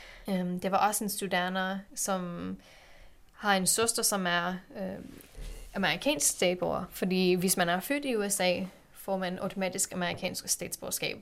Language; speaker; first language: Danish; non-native, fluent; English